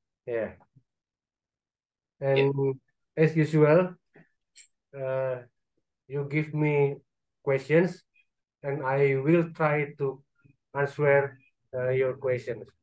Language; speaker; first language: English; non-native, learner; Indonesian